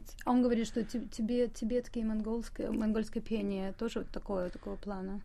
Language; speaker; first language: Russian; native; Russian